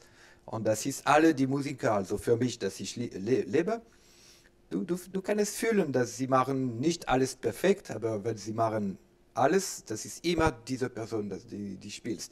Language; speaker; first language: German; non-native, learner; French